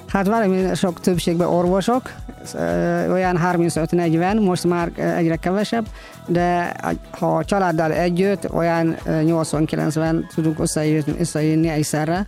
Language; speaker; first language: Hungarian; non-native, fluent; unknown